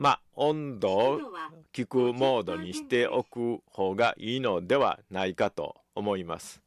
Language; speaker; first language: Japanese; native; Japanese